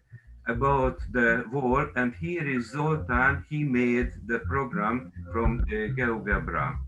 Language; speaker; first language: English; non-native, learner; Hungarian